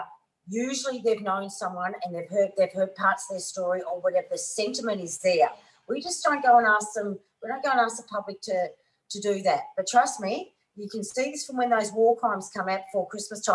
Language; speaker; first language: English; native; English